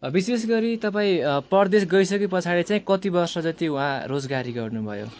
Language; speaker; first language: Nepali; native; Nepali